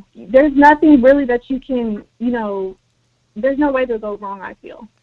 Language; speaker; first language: English; early bilingual, other home language; Spanish